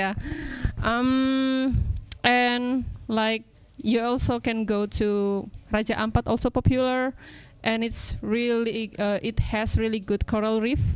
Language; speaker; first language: English; non-native, local second language; Indonesian